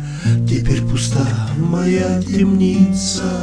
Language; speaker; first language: Russian; native; Russian